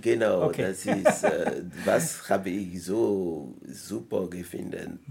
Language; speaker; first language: German; non-native, learner; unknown